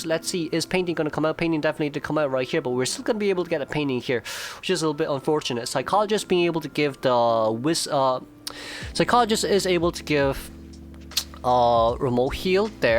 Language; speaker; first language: English; non-native, fluent; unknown